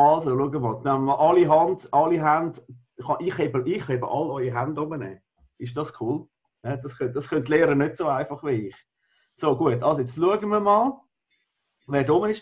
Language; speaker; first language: German; native; German